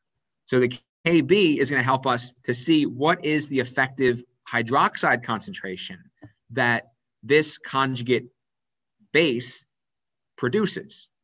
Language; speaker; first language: English; native; English